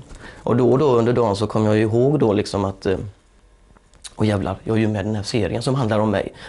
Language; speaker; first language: Swedish; native; Swedish